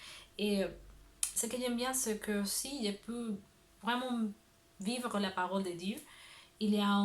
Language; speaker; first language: French; non-native, learner; Spanish